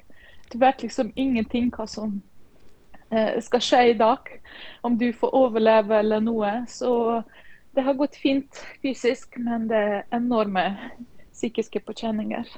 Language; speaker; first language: Norwegian; non-native, fluent; Ukrainian